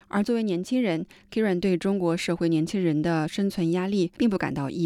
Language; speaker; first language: Chinese; native; Chinese